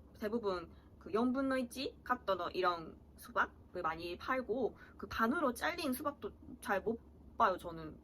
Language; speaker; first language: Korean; early bilingual, heritage; Korean